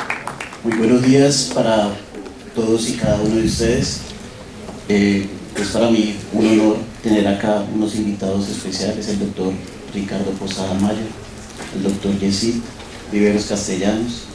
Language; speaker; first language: Spanish; native; Spanish